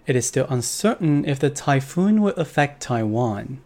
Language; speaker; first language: English; non-native, fluent; Chinese